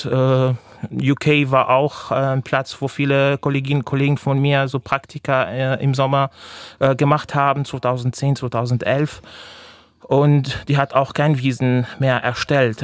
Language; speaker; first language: German; non-native, fluent; Arabic